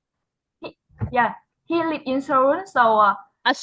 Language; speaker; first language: English; non-native, learner; Vietnamese